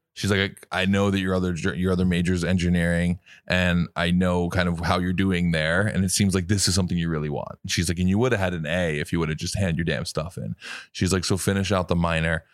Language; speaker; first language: English; native; English